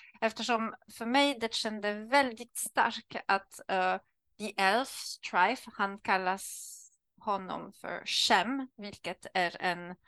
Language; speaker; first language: Swedish; non-native, learner; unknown